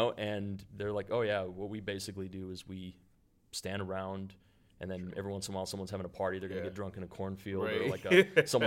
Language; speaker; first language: English; native; English